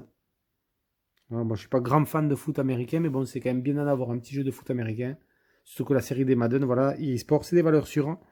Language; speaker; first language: French; native; French